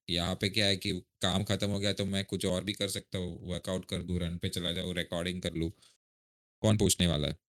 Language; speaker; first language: Hindi; native; Hindi